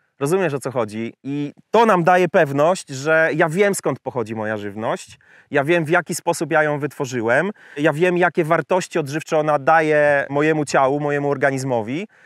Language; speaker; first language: Polish; native; Polish